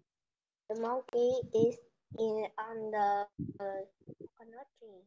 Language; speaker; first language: English; non-native, learner; Vietnamese